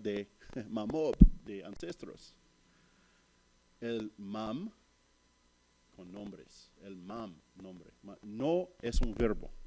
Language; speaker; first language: Spanish; non-native, fluent; English